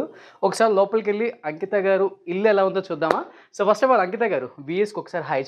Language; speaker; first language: Telugu; native; Telugu